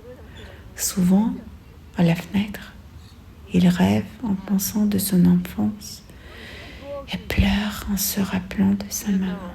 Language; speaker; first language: French; non-native, fluent; Russian